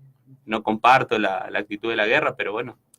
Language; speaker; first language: Spanish; native; Spanish